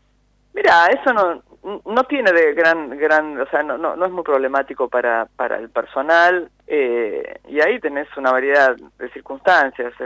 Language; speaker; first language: Spanish; native; Spanish